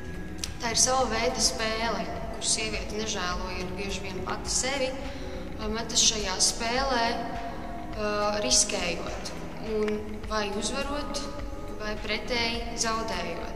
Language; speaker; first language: Latvian; native; Latvian